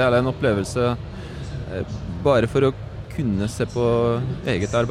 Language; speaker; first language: Norwegian; non-native, fluent; Polish